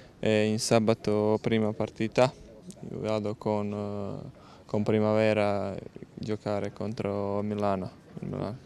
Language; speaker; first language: Italian; non-native, learner; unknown